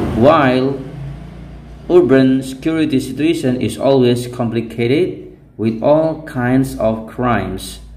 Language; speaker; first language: English; non-native, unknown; Indonesian